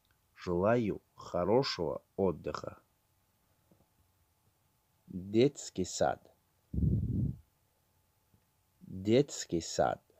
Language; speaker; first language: Russian; non-native, learner; Tajik